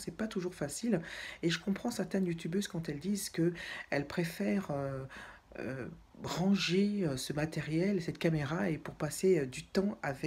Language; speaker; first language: French; native; French